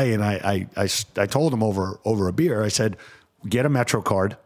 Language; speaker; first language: English; native; English